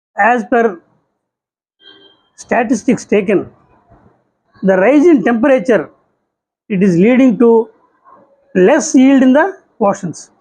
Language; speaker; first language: English; non-native, local second language; Telugu